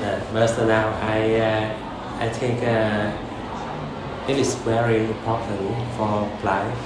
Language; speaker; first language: English; non-native, learner; Vietnamese